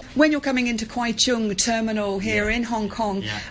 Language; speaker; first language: English; native; English